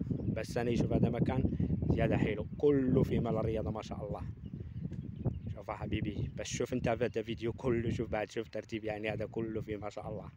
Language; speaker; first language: Arabic; non-native, learner; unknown